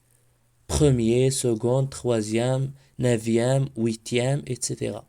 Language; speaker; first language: French; non-native, local second language; Arabic